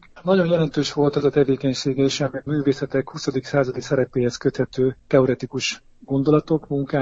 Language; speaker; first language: Hungarian; native; Hungarian